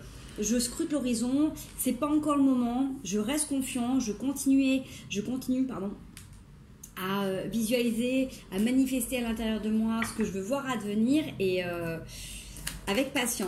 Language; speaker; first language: French; native; French